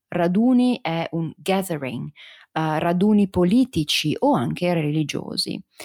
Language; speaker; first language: Italian; native; Italian